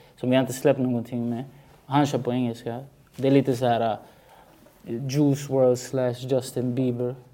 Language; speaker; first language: Swedish; early bilingual, other home language; Spanish